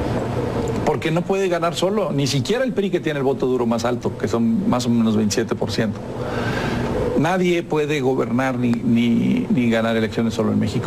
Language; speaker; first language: Spanish; native; Spanish